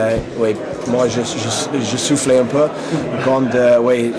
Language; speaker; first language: French; non-native, fluent; English